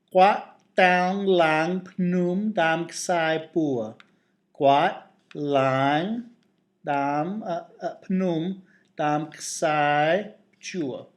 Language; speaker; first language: Khmer; non-native, fluent; English